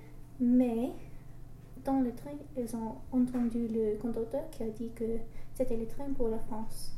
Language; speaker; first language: French; non-native, learner; English